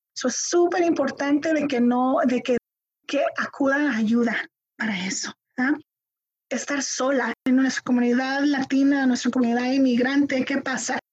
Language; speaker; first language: Spanish; early bilingual, heritage; Spanish